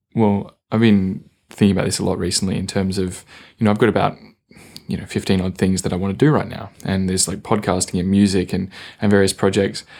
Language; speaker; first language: English; native; English